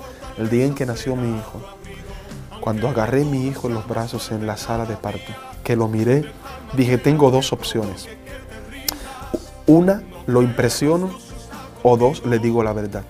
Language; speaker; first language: Spanish; native; Spanish